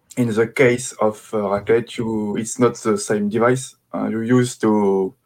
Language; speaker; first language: English; non-native, fluent; French